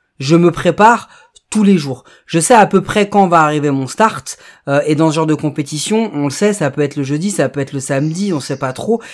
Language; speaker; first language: French; native; French